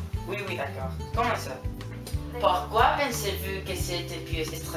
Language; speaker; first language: French; non-native, learner; Spanish